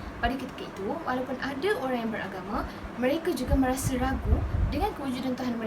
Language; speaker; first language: Malay; native; Malay